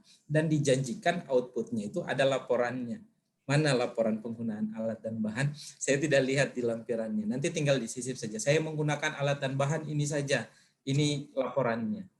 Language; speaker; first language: Indonesian; native; Indonesian